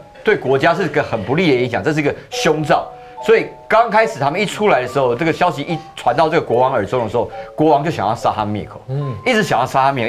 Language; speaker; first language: Chinese; native; Chinese